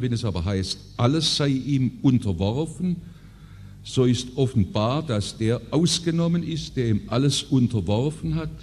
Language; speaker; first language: German; native; German